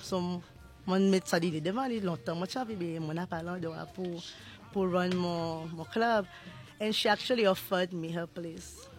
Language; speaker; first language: English; non-native, local second language; Seselwa Creole French